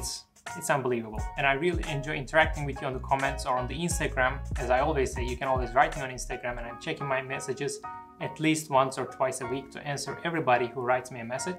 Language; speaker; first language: English; non-native, fluent; Turkish